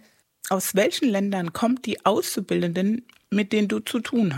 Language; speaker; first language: German; early bilingual, other home language; Spanish